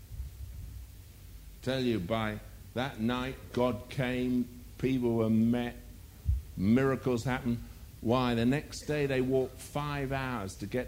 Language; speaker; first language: English; native; English